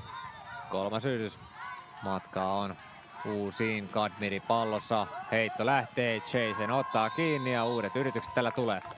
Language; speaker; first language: Finnish; native; Finnish